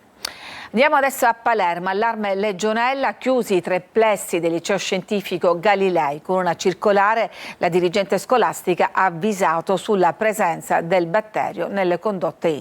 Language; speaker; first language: Italian; native; Italian